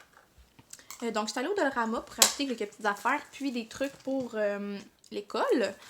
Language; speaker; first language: French; native; French